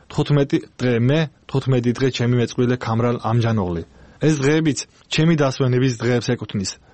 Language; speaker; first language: Georgian; non-native, local second language; Azerbaijani